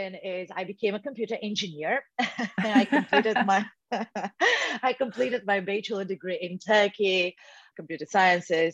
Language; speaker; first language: English; non-native, fluent; Bulgarian